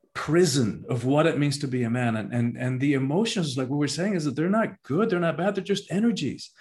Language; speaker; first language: English; early bilingual, other home language; Spanish